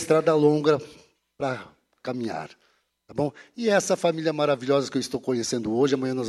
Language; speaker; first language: Portuguese; native; Portuguese